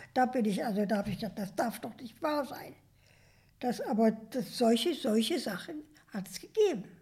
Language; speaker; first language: German; native; German